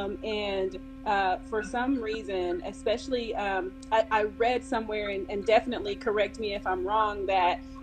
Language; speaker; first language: English; native; English